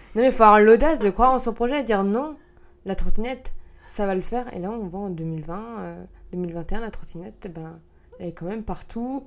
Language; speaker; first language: French; native; French